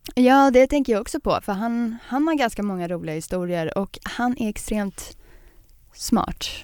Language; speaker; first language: Swedish; native; Swedish